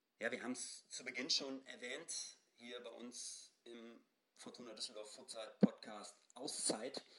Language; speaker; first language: German; native; German